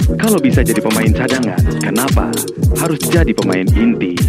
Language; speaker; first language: Indonesian; native; Indonesian